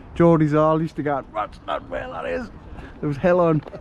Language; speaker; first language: English; native; English